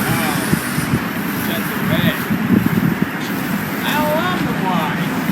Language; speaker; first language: English; non-native, learner; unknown